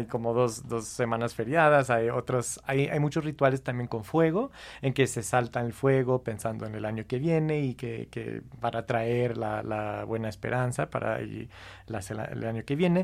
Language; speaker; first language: Spanish; non-native, fluent; English